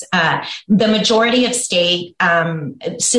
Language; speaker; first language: English; native; English